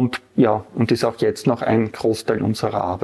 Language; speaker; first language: German; native; German